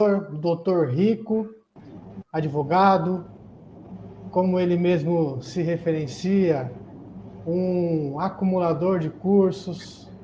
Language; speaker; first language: Portuguese; native; Portuguese